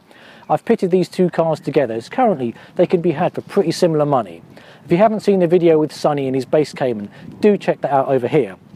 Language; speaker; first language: English; native; English